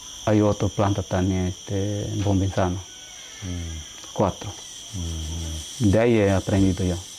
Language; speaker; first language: Spanish; non-native, local second language; Shipibo-Conibo